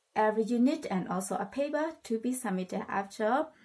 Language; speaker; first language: English; non-native, fluent; Burmese